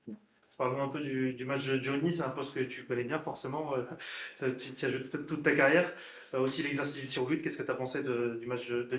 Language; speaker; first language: French; native; French